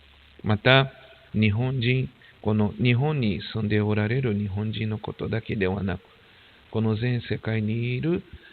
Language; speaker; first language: Japanese; non-native, fluent; Portuguese